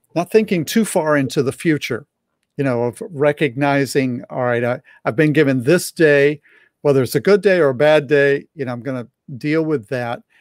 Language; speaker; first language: English; native; English